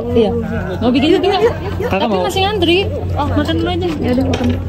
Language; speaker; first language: Indonesian; native; Indonesian